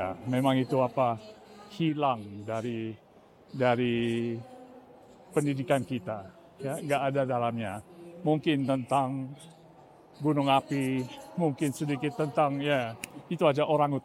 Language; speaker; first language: Indonesian; non-native, fluent; English